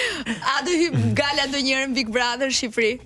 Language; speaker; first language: Albanian; native; Albanian